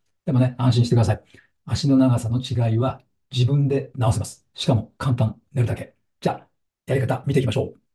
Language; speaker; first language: Japanese; native; Japanese